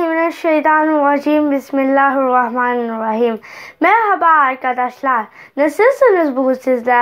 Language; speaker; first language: Turkish; non-native, fluent; Urdu